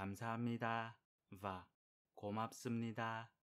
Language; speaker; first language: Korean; non-native, fluent; Vietnamese